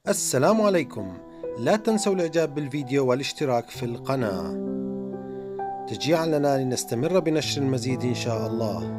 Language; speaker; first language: Arabic; native; Arabic